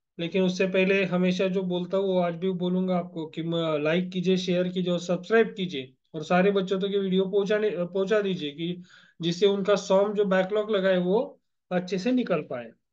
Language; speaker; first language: Hindi; non-native, local second language; Marathi